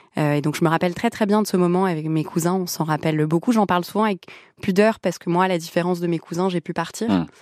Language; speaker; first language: French; early bilingual, other home language; Arabic